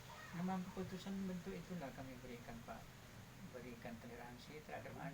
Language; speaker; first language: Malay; non-native, local second language; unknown